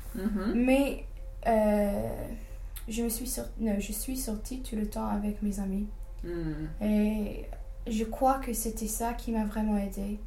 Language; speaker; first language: French; non-native, fluent; English